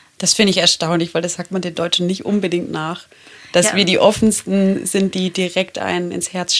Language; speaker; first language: German; native; German